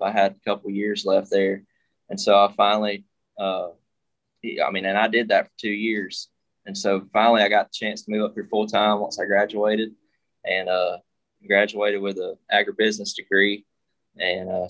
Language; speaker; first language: English; native; English